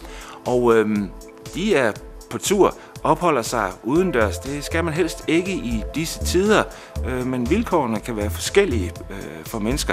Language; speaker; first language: Danish; native; Danish